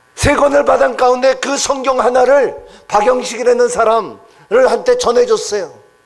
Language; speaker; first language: Korean; non-native, fluent; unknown